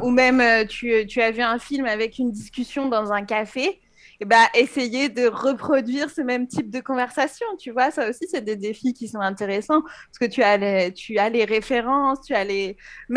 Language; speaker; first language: French; native; French